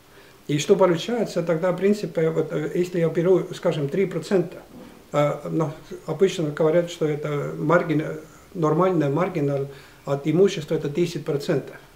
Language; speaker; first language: Russian; non-native, fluent; Estonian